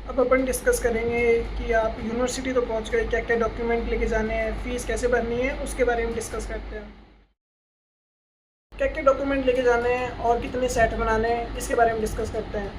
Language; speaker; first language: Hindi; native; Hindi